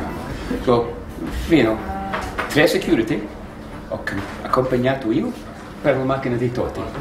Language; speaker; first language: Italian; non-native, learner; English